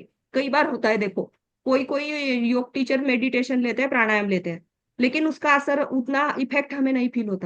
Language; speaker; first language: Hindi; native; Hindi